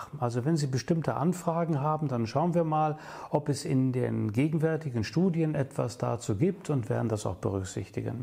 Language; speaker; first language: German; native; German